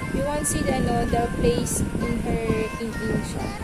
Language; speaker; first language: English; non-native, local second language; Filipino